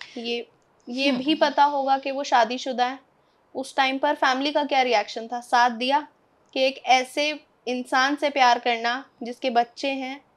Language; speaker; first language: Hindi; native; Hindi